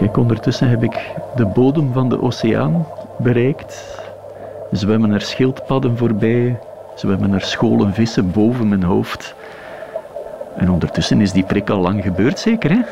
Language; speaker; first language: Dutch; native; Dutch